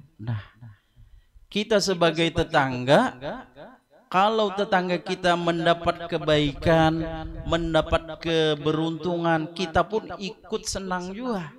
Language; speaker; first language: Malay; non-native, local second language; Banjar